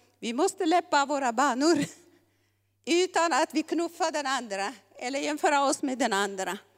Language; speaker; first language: Swedish; non-native, fluent; Tigrinya